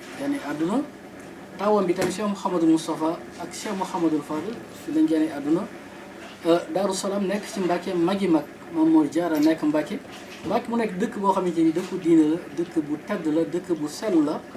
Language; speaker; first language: Wolof; native; Wolof